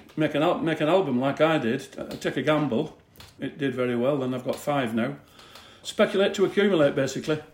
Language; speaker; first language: English; native; English